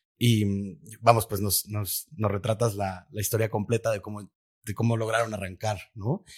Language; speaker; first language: Spanish; native; Spanish